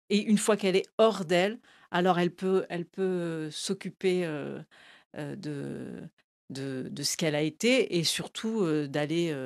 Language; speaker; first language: French; native; French